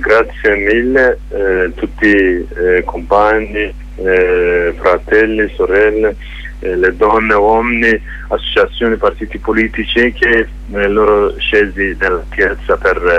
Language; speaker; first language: Italian; non-native, learner; Kurdish